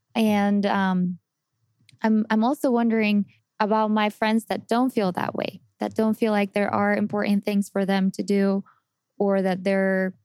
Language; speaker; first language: English; non-native, fluent; Spanish